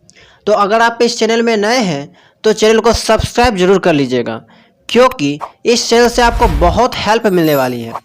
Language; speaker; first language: Hindi; native; Hindi